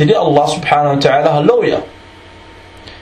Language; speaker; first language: Danish; early bilingual, other home language; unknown